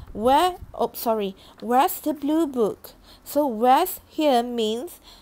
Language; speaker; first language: English; non-native, local second language; Malay